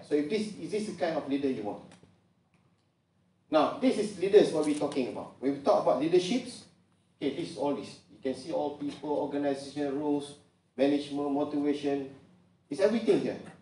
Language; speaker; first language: English; non-native, local second language; Malay